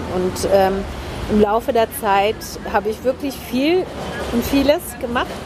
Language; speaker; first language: German; early bilingual, heritage; German